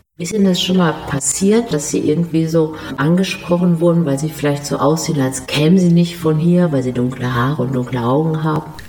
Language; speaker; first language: German; native; German